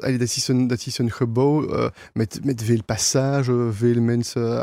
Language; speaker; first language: Dutch; non-native, local second language; French